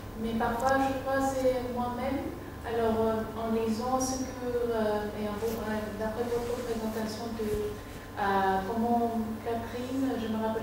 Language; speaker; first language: French; non-native, fluent; Greek